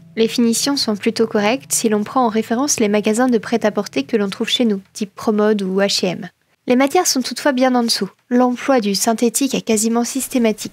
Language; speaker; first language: French; native; French